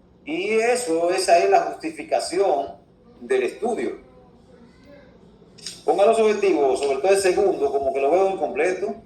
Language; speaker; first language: Spanish; native; Spanish